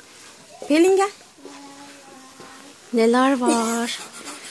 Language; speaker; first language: Turkish; native; Turkish